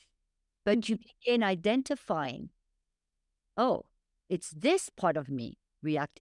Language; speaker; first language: English; non-native, fluent; French